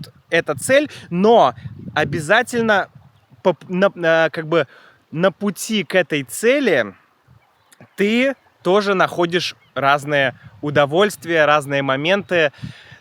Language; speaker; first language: Russian; native; Russian